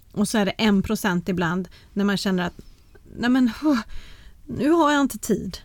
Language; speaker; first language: Swedish; native; Swedish